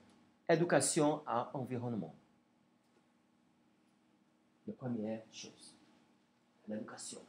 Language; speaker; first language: French; non-native, learner; Portuguese